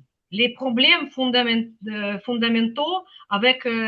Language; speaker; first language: French; non-native, fluent; Ukrainian